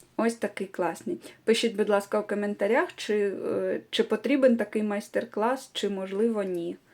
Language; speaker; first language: Ukrainian; non-native, local second language; Russian